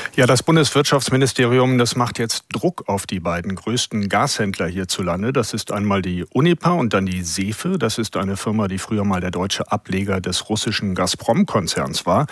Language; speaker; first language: German; native; German